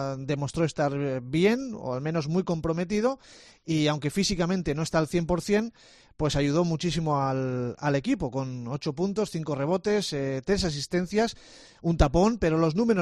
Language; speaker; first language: Spanish; native; Spanish